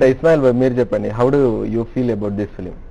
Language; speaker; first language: Telugu; native; Telugu